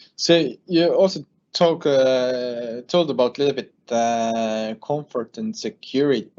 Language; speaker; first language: English; non-native, fluent; Estonian